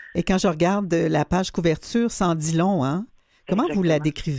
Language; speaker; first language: French; native; French